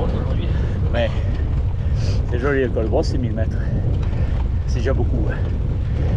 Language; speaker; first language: French; native; French